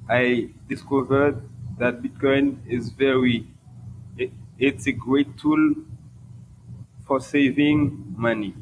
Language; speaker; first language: English; non-native, local second language; Haitian Creole